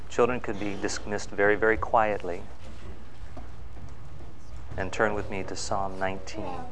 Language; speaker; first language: English; native; English